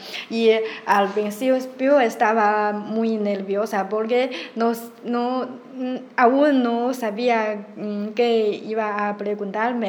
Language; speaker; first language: Spanish; non-native, learner; Chinese